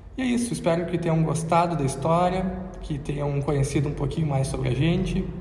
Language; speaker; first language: Portuguese; native; Portuguese